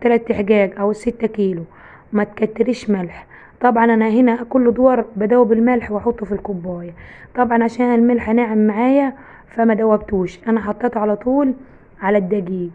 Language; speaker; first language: Arabic; native; Arabic